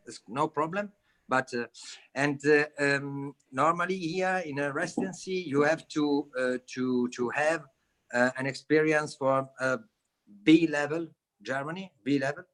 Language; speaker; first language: English; non-native, learner; Italian